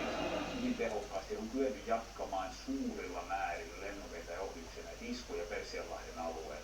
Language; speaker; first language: Finnish; native; Finnish